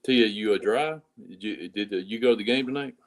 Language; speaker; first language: English; native; English